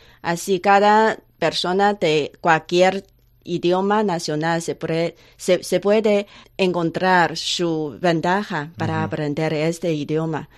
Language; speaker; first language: Spanish; non-native, learner; Chinese